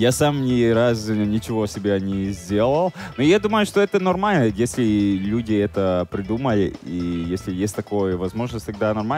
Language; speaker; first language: Russian; non-native, fluent; Latvian